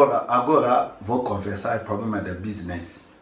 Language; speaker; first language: Portuguese; non-native, learner; Lingala